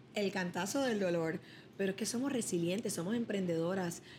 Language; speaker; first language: Spanish; early bilingual, other home language; English